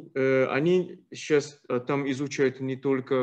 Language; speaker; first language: Russian; non-native, fluent; Chinese